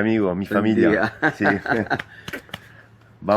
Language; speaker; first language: Spanish; non-native, learner; French